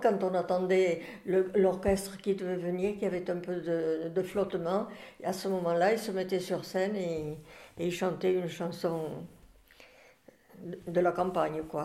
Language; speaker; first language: French; native; French